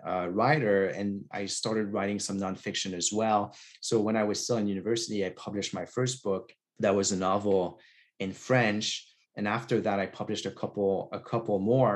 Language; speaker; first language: English; non-native, fluent; French